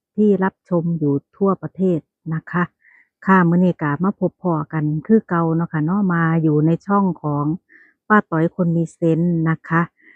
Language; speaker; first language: Thai; native; Thai